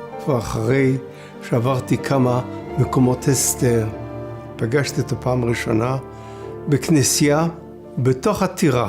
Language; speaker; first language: Hebrew; non-native, fluent; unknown